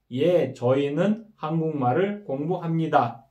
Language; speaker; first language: Korean; non-native, fluent; Kyrgyz